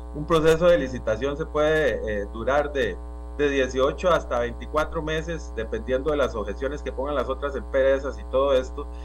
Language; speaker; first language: Spanish; native; Spanish